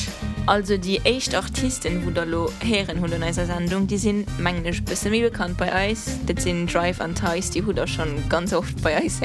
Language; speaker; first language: German; non-native, local second language; Luxembourgish